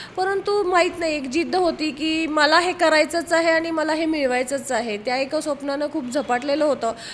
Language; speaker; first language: Marathi; native; Marathi